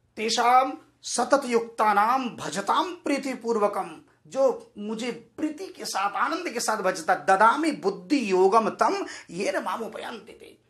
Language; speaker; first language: Hindi; native; Hindi